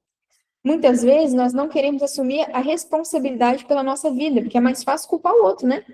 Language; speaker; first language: Portuguese; native; Portuguese